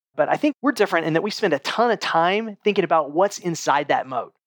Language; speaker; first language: English; native; English